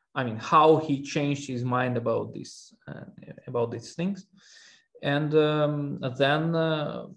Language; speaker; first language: English; non-native, fluent; Armenian